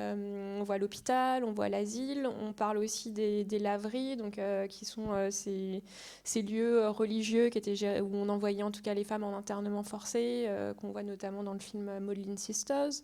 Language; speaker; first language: French; native; French